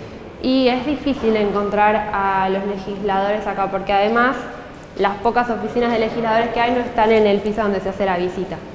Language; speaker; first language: Spanish; native; Spanish